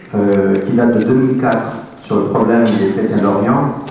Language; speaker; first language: French; native; French